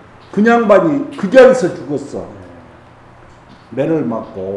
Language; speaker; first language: Korean; native; Korean